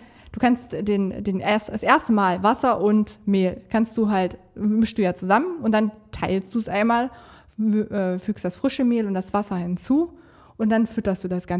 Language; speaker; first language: German; native; German